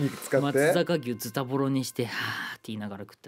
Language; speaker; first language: Japanese; native; Japanese